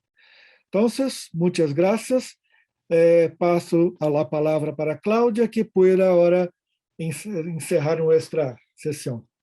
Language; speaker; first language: Spanish; non-native, learner; Portuguese